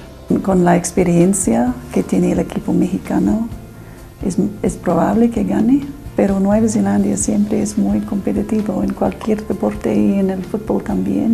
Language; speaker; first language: Spanish; non-native, fluent; English